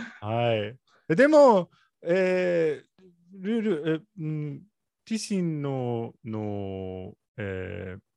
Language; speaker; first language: Japanese; non-native, learner; English